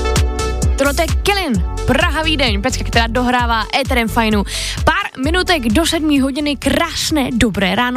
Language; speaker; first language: Czech; native; Czech